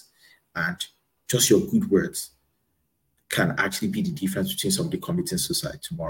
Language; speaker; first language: English; non-native, local second language; Yoruba